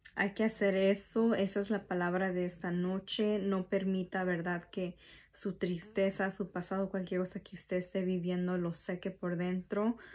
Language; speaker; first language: Spanish; early bilingual, heritage; Spanish